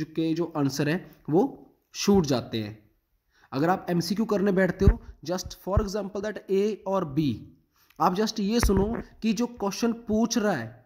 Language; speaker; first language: Hindi; non-native, local second language; Punjabi